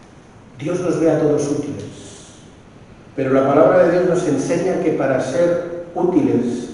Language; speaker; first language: Spanish; native; Spanish